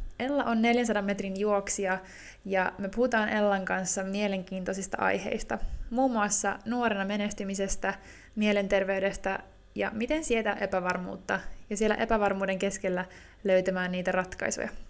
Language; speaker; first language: Finnish; native; Finnish